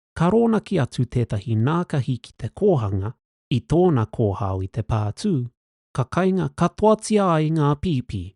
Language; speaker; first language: Māori; non-native, local second language; English